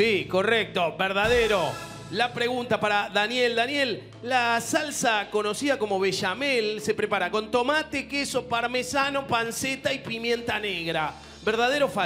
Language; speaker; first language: Spanish; native; Spanish